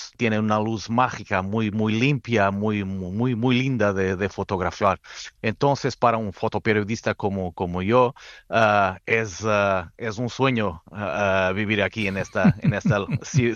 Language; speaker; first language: Spanish; non-native, fluent; Portuguese